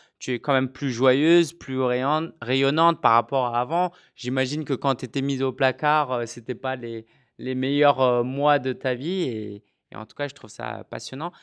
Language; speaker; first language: French; native; French